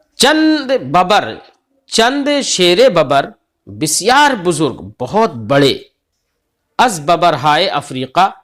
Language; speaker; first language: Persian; non-native, fluent; Urdu